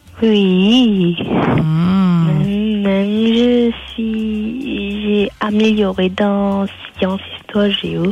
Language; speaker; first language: French; non-native, local second language; Morisyen